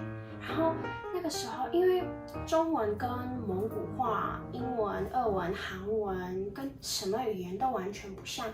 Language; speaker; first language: Chinese; non-native, fluent; Mongolian